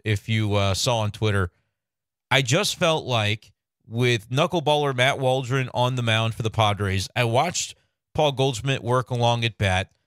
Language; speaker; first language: English; native; English